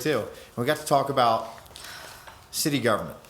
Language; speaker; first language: English; native; English